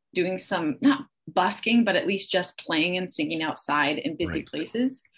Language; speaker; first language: English; native; English